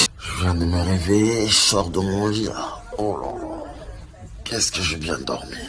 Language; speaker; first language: French; native; French